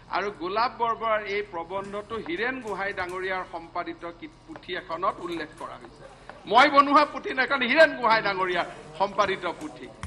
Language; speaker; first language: Assamese; native; Assamese